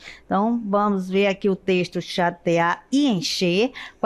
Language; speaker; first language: Portuguese; native; Portuguese